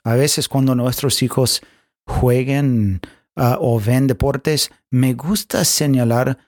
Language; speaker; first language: Spanish; non-native, fluent; English